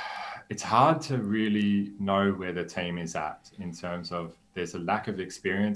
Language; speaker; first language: English; native; English